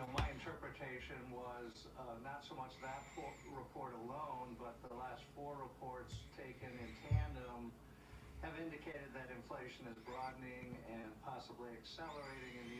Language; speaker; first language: English; native; English